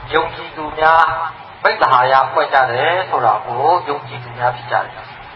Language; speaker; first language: Burmese; non-native, local second language; Hakha Chin